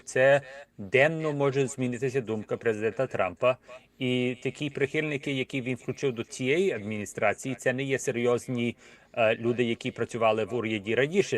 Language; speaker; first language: Ukrainian; early bilingual, heritage; Ukrainian